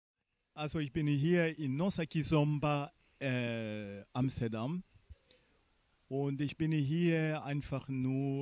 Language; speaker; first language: German; non-native, fluent; Portuguese